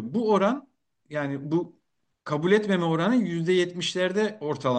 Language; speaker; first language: Turkish; native; Turkish